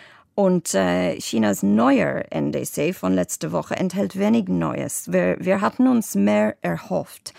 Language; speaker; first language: German; non-native, fluent; English